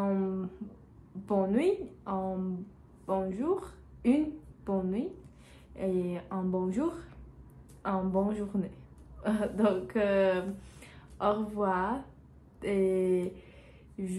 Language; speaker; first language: French; non-native, learner; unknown